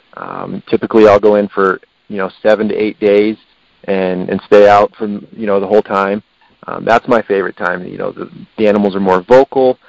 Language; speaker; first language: English; native; English